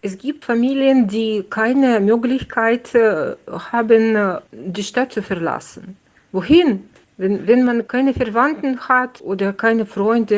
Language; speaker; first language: German; non-native, fluent; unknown